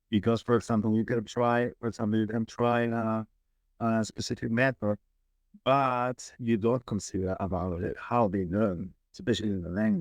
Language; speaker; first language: English; non-native, learner; Spanish